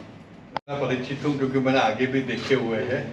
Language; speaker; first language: Hindi; non-native, local second language; Gujarati